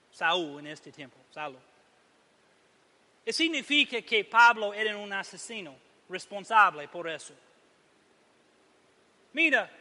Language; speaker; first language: Spanish; non-native, learner; English